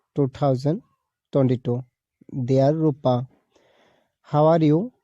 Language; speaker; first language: English; non-native, local second language; Assamese